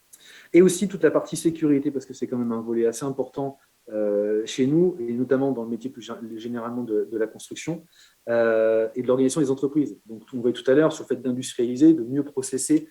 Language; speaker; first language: French; native; French